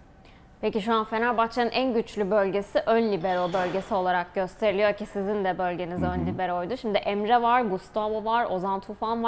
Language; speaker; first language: Turkish; native; Turkish